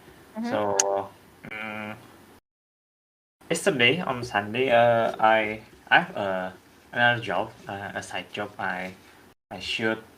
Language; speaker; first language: English; non-native, learner; Indonesian